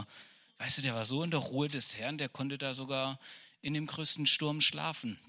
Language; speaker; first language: German; native; German